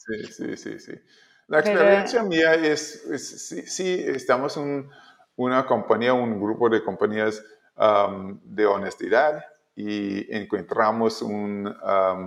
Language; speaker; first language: Spanish; non-native, learner; English